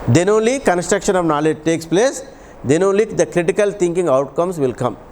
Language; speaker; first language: English; non-native, local second language; Telugu